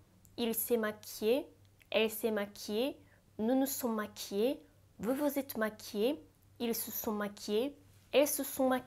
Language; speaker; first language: French; non-native, fluent; Japanese